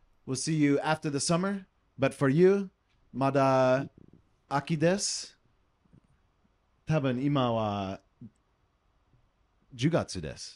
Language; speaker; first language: English; native; English